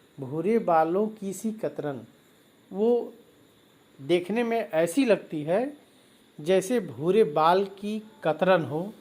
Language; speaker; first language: Hindi; native; Hindi